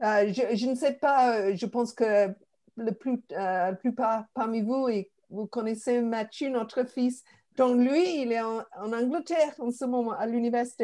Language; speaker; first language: French; non-native, fluent; English